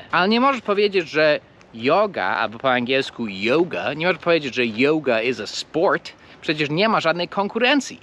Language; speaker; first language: Polish; non-native, fluent; English